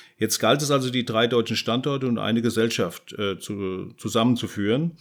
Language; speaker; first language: German; native; German